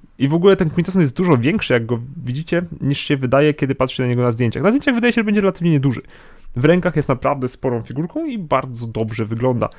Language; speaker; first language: Polish; native; Polish